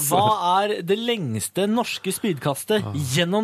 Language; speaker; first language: Norwegian; native; Norwegian